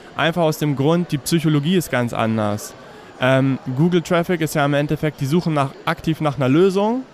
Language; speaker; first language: German; native; German